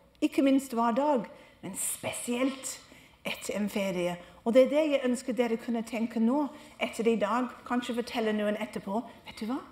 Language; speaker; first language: Norwegian; non-native, fluent; English